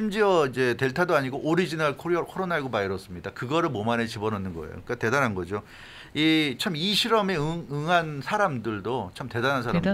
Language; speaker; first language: Korean; native; Korean